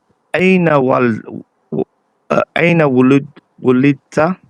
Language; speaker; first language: Arabic; non-native, learner; English